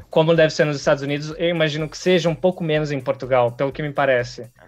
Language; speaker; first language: Portuguese; native; Portuguese